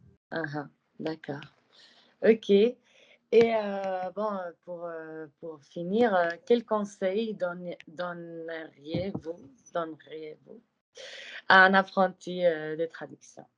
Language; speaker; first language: French; non-native, fluent; Spanish